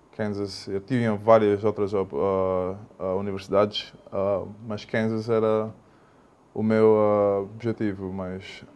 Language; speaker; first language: Portuguese; non-native, fluent; English